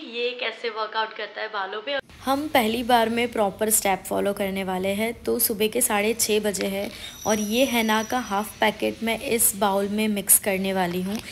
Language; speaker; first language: Hindi; non-native, local second language; Gujarati